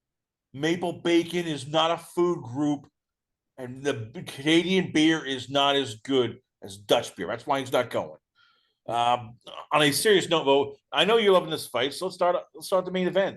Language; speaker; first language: English; native; English